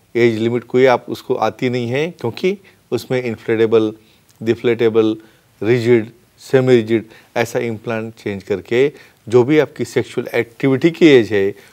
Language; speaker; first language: Hindi; non-native, local second language; Marathi